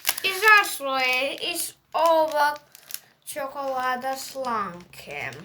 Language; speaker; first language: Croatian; early bilingual, heritage; Croatian